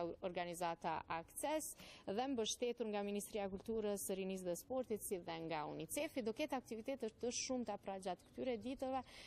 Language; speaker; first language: Albanian; native; Albanian